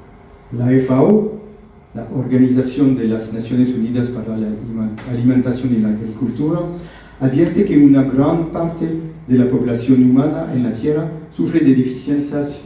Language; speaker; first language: Spanish; non-native, fluent; French